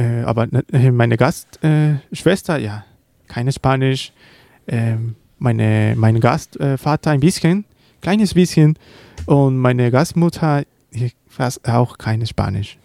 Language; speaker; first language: German; non-native, learner; Spanish